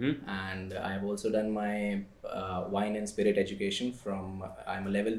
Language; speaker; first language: English; non-native, local second language; Hindi